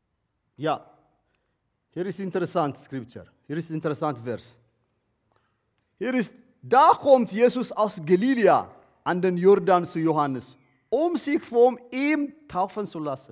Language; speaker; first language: German; non-native, learner; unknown